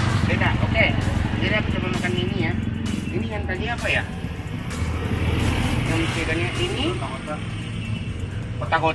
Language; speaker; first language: Indonesian; non-native, learner; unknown